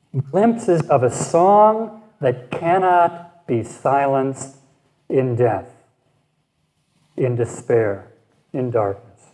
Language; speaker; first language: English; native; English